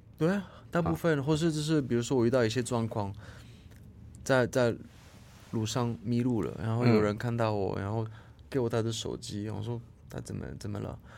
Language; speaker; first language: Chinese; non-native, fluent; French